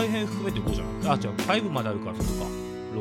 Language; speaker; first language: Japanese; native; Japanese